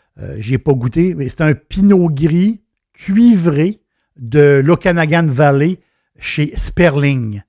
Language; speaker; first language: French; native; French